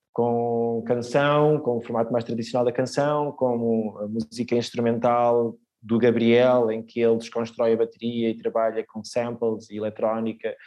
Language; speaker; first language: Portuguese; early bilingual, other home language; Swedish